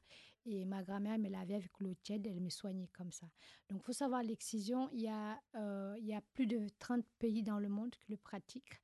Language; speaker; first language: French; non-native, local second language; Fula